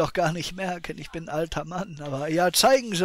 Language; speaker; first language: German; native; German